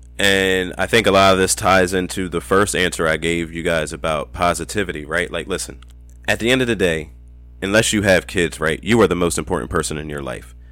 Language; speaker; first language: English; native; English